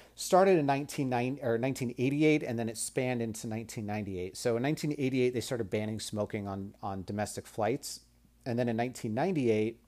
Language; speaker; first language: English; native; English